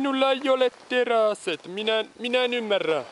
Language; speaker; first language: Finnish; non-native, learner; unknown